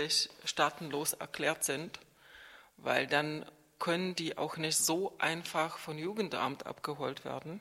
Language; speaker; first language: German; non-native, fluent; Czech